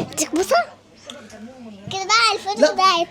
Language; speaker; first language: Arabic; native; Arabic